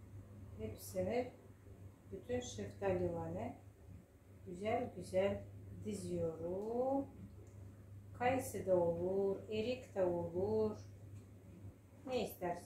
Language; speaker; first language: Turkish; non-native, fluent; Russian